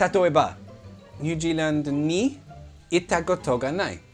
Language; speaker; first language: Japanese; non-native, learner; English